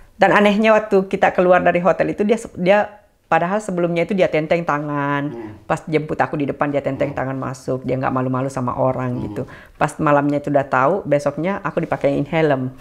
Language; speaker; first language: Indonesian; native; Indonesian